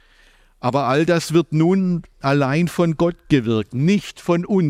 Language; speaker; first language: German; native; German